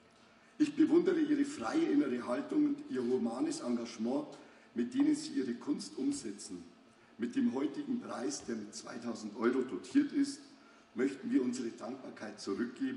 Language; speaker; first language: German; native; German